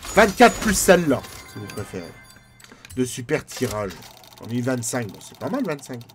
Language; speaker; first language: French; native; French